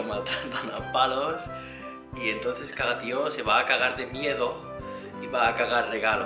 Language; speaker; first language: Spanish; native; Spanish